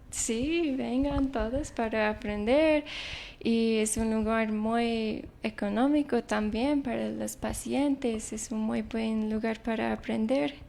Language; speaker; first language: Spanish; non-native, fluent; English